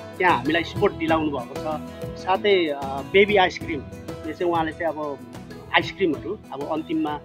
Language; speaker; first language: Nepali; native; Nepali